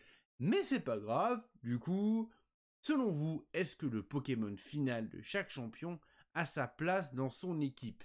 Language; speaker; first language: French; native; French